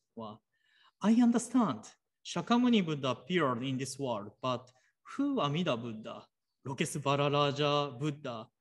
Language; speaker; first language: English; non-native, fluent; Japanese